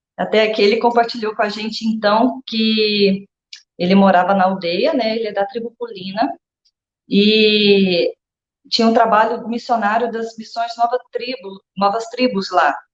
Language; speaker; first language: Portuguese; native; Portuguese